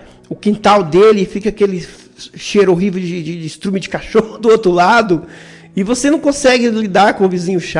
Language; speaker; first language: Portuguese; native; Portuguese